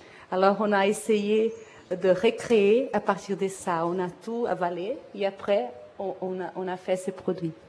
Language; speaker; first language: French; non-native, fluent; Portuguese